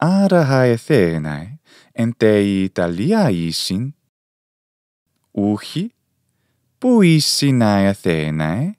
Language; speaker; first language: Greek; non-native, fluent; English